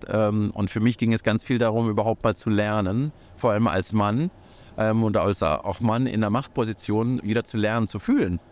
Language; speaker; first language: German; early bilingual, other home language; Russian